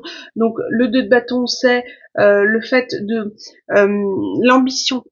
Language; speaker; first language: French; native; French